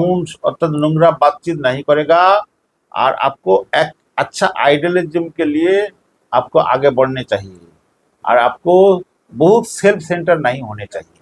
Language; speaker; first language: Hindi; non-native, local second language; Bangla